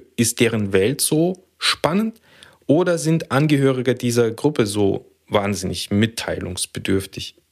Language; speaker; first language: German; early bilingual, other home language; Russian